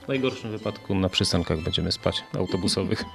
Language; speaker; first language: Polish; native; Polish